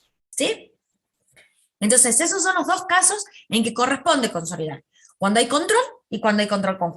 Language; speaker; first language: Spanish; native; Spanish